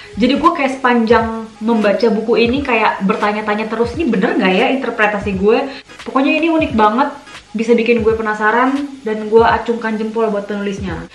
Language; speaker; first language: Indonesian; native; Indonesian